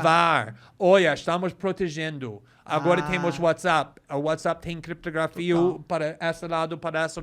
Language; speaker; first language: Portuguese; non-native, fluent; English